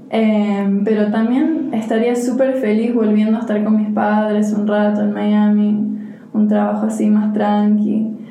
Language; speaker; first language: Spanish; early bilingual, heritage; Spanish